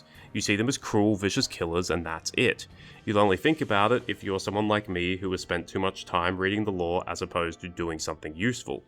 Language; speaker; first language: English; native; English